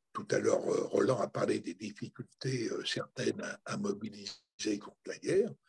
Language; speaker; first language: French; native; French